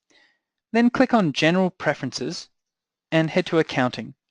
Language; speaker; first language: English; native; English